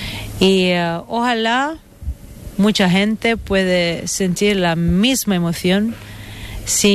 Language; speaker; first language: Spanish; non-native, fluent; Italian